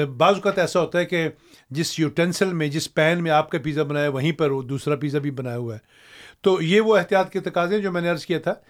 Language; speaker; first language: Urdu; native; Urdu